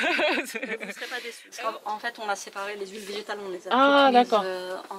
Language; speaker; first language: French; native; French